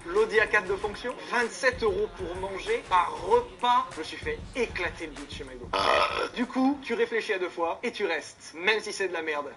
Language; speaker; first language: French; native; French